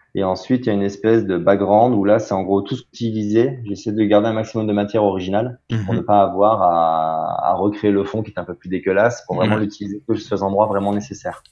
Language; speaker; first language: French; native; French